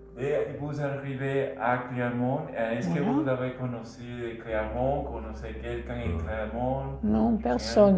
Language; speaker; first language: French; non-native, learner; Spanish